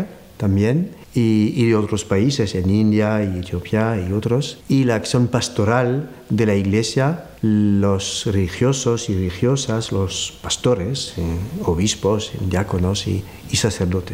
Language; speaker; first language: Spanish; non-native, fluent; French